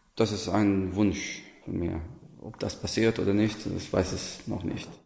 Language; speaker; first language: German; non-native, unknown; Arabic